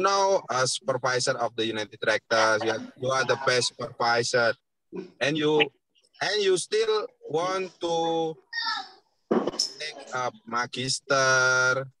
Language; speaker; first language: English; non-native, learner; Indonesian